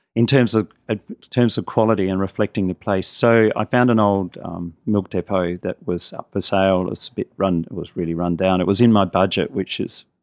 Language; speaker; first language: English; native; English